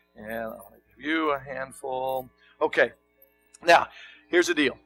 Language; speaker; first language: English; native; English